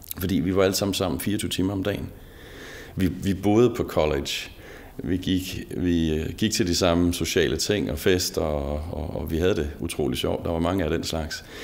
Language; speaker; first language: Danish; native; Danish